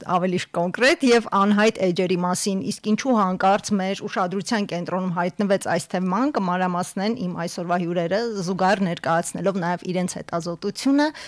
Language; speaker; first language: Armenian; native; Armenian